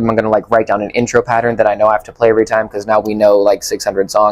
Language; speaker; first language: English; native; English